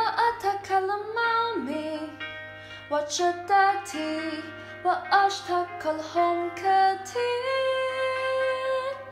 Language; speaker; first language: Arabic; non-native, learner; English